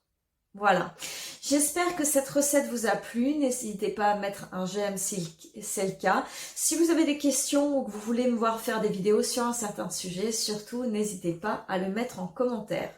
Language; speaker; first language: French; native; French